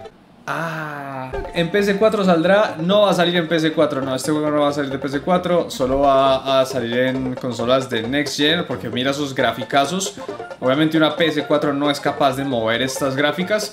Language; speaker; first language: Spanish; native; Spanish